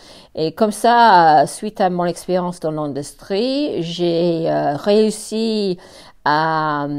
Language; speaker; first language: French; non-native, fluent; English